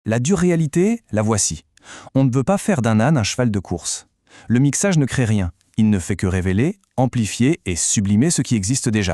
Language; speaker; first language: French; native; French